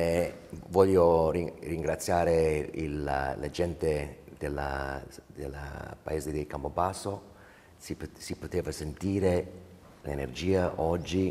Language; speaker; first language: Italian; early bilingual, heritage; English